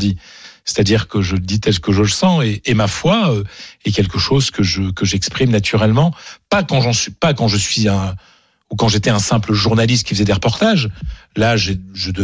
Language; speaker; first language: French; native; French